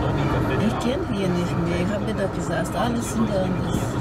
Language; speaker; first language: German; non-native, learner; Portuguese